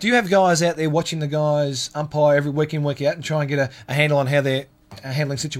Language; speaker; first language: English; native; English